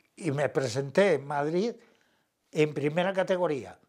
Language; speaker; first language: Spanish; native; Spanish